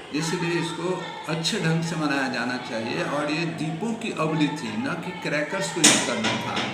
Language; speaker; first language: Hindi; native; Hindi